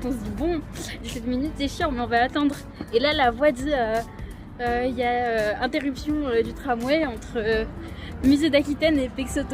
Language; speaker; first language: French; native; French